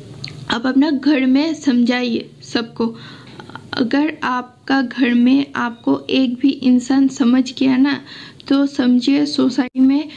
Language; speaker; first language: Hindi; non-native, local second language; Assamese